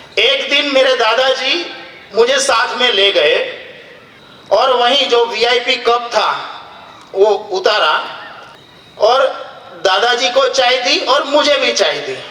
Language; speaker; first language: Hindi; non-native, local second language; Gujarati